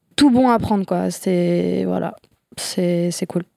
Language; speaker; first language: French; native; French